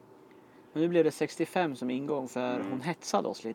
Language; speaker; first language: Swedish; native; Swedish